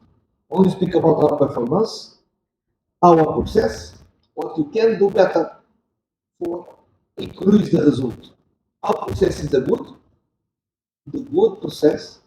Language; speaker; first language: English; non-native, learner; Portuguese